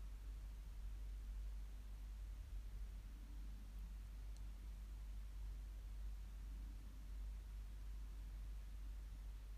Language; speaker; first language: English; native; English